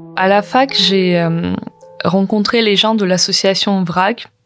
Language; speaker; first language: French; non-native, fluent; Ukrainian